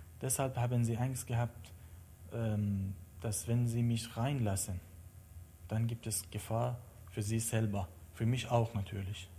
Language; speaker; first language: German; non-native, learner; Persian